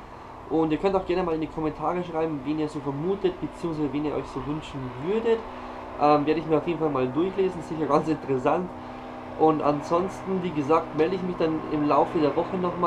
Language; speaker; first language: German; native; German